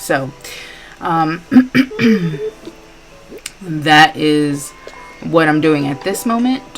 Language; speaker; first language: English; native; English